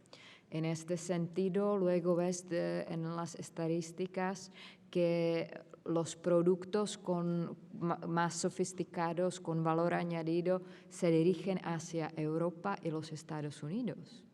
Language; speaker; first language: Spanish; non-native, fluent; Czech